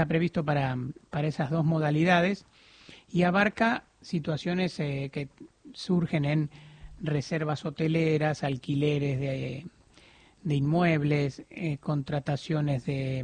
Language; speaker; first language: Spanish; native; Spanish